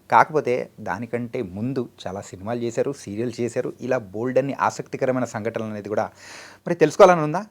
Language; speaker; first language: Telugu; native; Telugu